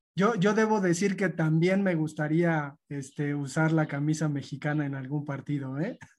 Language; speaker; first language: Spanish; native; Spanish